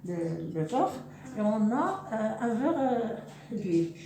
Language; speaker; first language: French; non-native, local second language; Arabic